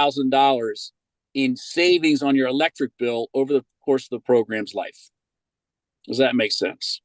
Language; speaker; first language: English; native; English